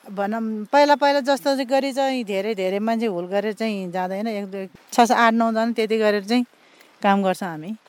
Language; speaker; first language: Nepali; non-native, local second language; Eastern Tamang